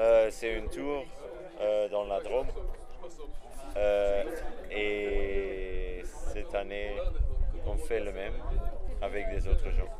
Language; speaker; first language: French; non-native, learner; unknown